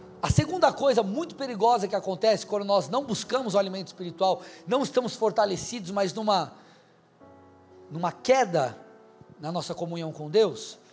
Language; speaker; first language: Portuguese; native; Portuguese